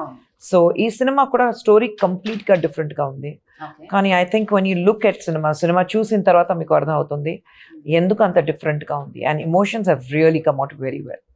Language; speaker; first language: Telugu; non-native, fluent; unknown